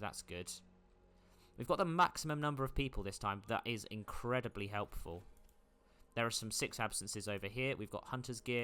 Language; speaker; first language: English; native; English